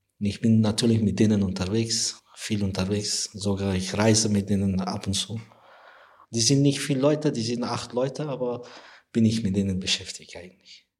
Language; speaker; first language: German; non-native, learner; Persian